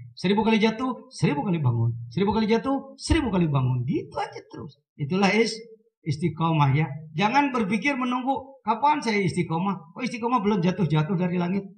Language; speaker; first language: Indonesian; non-native, local second language; Sundanese